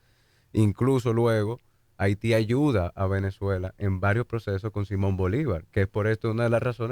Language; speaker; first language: Spanish; native; Spanish